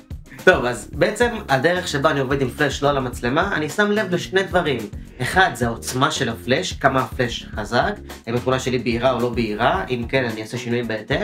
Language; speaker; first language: Hebrew; native; Hebrew